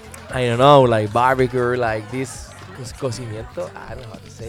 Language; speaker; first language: English; non-native, fluent; Spanish